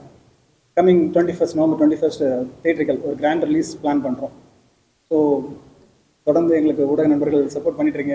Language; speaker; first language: Tamil; native; Tamil